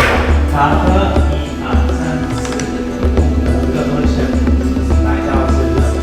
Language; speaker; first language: Chinese; non-native, learner; Sinhala